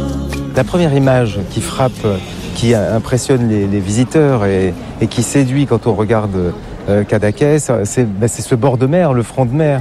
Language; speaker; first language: French; native; French